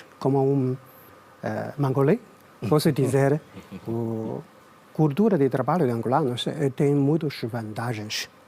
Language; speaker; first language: Portuguese; non-native, learner; Chinese